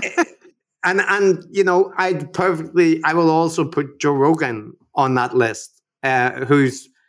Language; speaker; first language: English; native; English